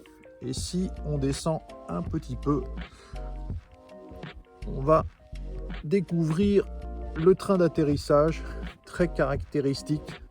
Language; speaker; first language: French; native; French